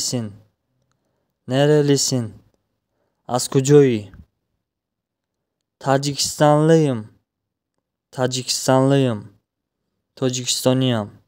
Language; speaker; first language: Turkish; non-native, fluent; Tajik